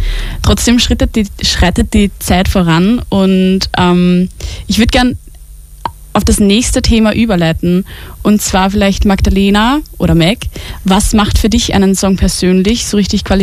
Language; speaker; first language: German; native; German